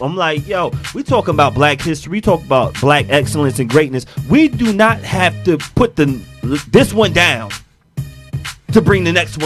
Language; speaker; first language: English; native; English